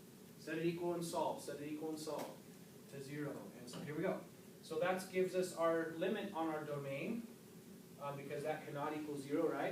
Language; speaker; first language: English; native; English